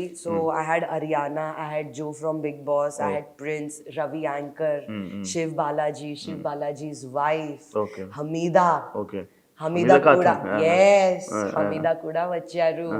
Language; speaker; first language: Telugu; non-native, local second language; Hindi